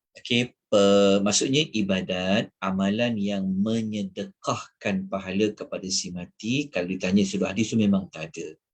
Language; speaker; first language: Malay; native; Malay